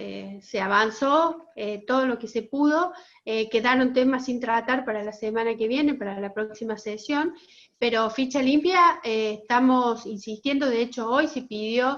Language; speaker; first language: Spanish; native; Spanish